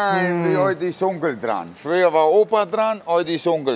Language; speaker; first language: German; non-native, fluent; Italian